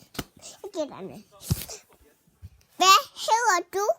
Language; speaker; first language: Danish; early bilingual, other home language; Vietnamese